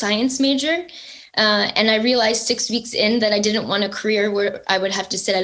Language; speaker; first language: English; native; English